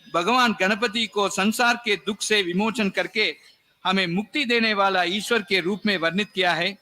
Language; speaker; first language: Hindi; non-native, local second language; Tamil